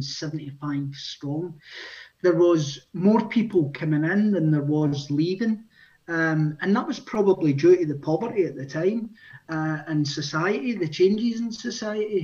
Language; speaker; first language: English; native; English